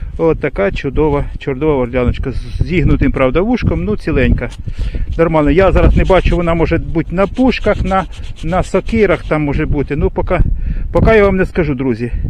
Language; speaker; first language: Ukrainian; non-native, local second language; Russian